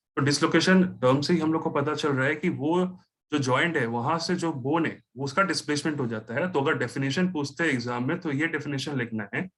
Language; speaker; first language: Hindi; non-native, local second language; Bangla